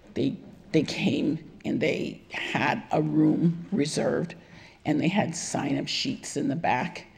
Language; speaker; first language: English; native; English